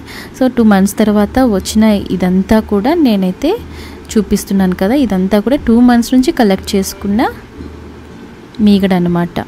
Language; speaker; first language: Telugu; native; Telugu